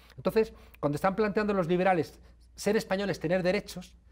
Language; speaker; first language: Spanish; native; Spanish